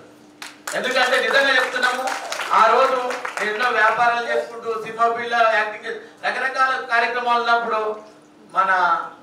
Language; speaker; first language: Telugu; native; Telugu